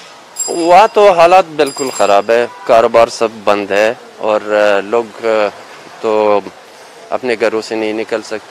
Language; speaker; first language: Hindi; non-native, fluent; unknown